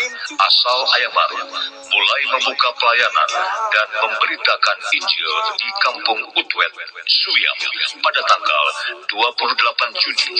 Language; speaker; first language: Indonesian; native; Indonesian